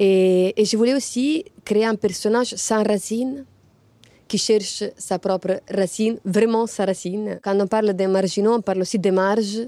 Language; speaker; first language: French; non-native, fluent; Italian